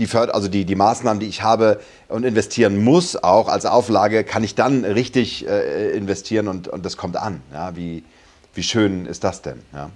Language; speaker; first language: German; native; German